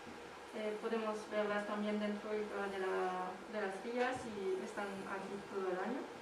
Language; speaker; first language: Spanish; non-native, fluent; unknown